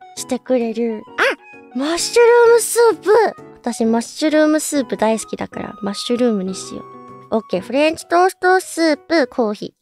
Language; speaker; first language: Japanese; non-native, learner; English